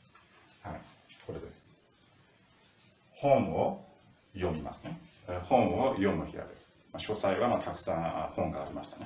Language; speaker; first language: Japanese; non-native, fluent; Russian